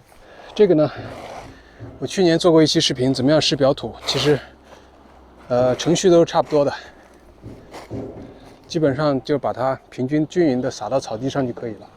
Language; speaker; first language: Chinese; native; Chinese